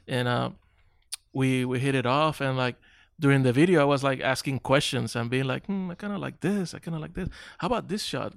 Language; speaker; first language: English; non-native, local second language; Spanish